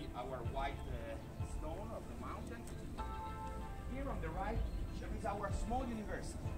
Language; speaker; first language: English; non-native, fluent; Italian